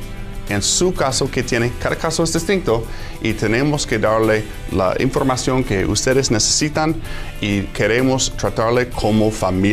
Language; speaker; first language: Spanish; non-native, fluent; English